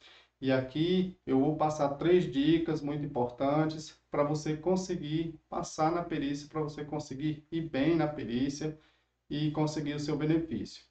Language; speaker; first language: Portuguese; native; Portuguese